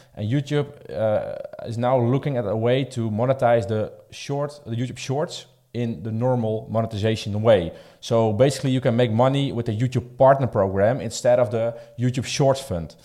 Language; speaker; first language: English; non-native, fluent; Dutch